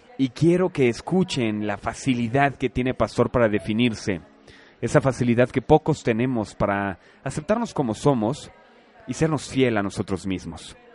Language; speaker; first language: Spanish; native; Spanish